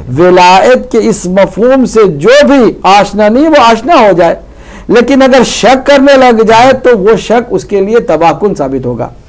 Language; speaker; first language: Urdu; native; Urdu